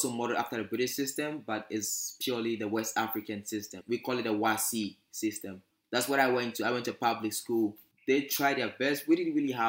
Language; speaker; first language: English; native; English